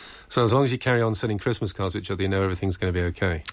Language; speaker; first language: English; native; English